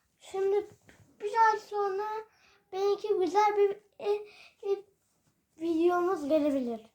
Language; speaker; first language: Turkish; early bilingual, heritage; Turkish